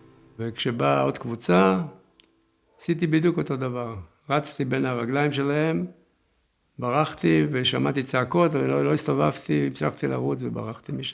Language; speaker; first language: Hebrew; early bilingual, other home language; Yiddish